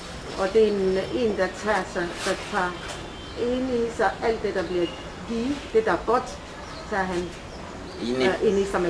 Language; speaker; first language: Danish; non-native, fluent; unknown